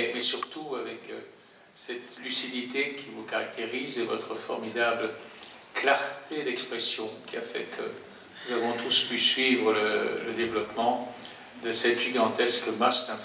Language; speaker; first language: French; native; French